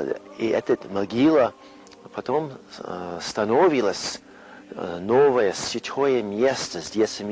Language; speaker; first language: Russian; non-native, fluent; English